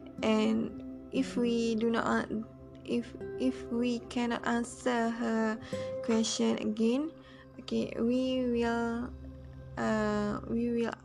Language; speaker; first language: English; non-native, learner; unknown